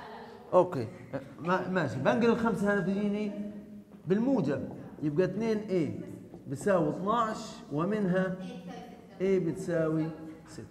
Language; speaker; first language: Arabic; native; Arabic